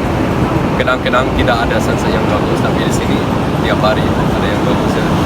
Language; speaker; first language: Indonesian; non-native, learner; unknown